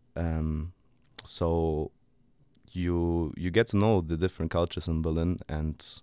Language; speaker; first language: English; non-native, fluent; German